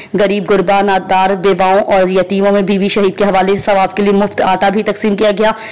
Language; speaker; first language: Urdu; non-native, local second language; Punjabi